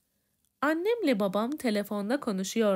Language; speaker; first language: Turkish; non-native, fluent; Persian